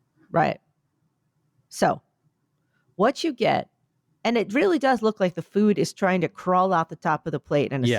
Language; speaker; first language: English; native; English